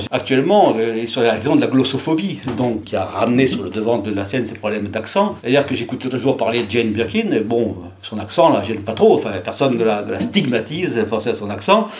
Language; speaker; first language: French; native; French